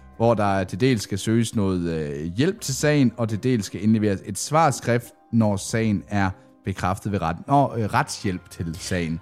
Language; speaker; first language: Danish; native; Danish